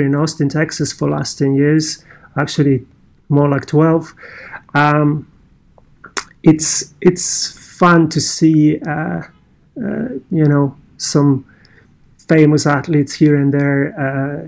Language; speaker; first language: English; non-native, fluent; Polish